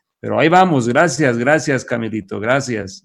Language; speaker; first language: Spanish; native; Spanish